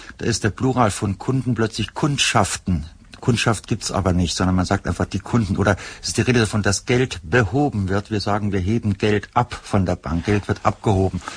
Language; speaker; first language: German; native; German